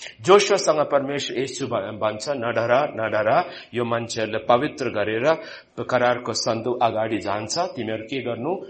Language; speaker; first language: Nepali; non-native, fluent; Malayalam